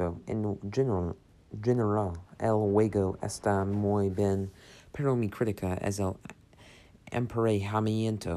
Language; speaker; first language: Spanish; non-native, learner; English